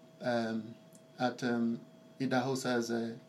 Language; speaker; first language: English; non-native, local second language; Igbo